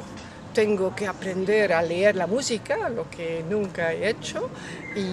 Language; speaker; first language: Spanish; non-native, learner; French